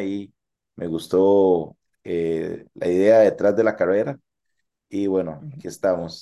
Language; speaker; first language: Spanish; native; Spanish